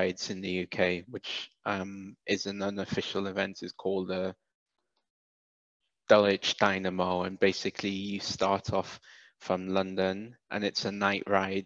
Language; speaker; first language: English; native; English